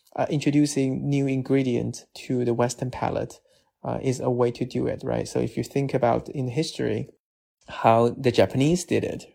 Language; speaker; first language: English; non-native, fluent; Chinese